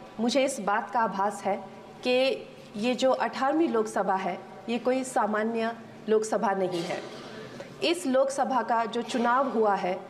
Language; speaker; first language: Hindi; native; Hindi